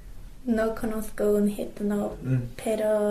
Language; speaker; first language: Spanish; non-native, learner; English